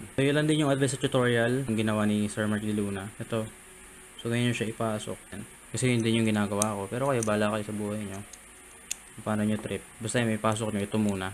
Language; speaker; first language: Filipino; native; Filipino